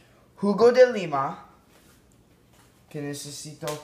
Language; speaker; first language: Spanish; non-native, learner; English